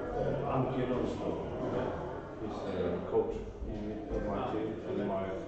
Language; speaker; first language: English; non-native, learner; Norwegian